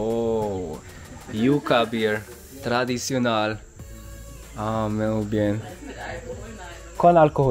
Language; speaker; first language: Spanish; non-native, learner; German